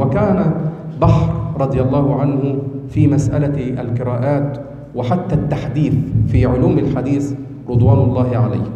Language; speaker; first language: Arabic; native; Arabic